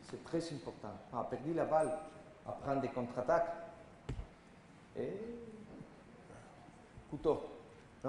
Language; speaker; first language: French; non-native, learner; Spanish